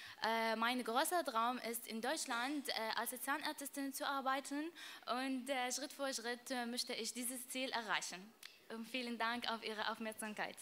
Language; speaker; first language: German; non-native, learner; Arabic